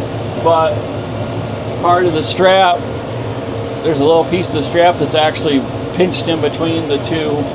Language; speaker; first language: English; native; English